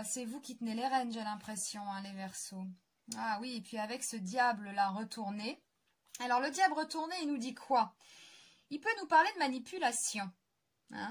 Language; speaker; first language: French; native; French